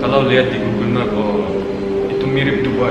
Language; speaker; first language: Indonesian; non-native, fluent; Turkmen